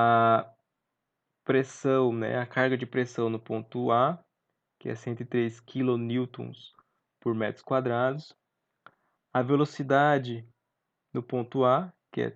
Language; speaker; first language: Portuguese; native; Portuguese